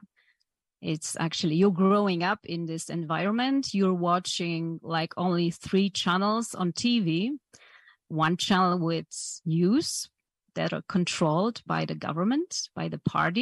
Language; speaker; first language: English; non-native, fluent; Polish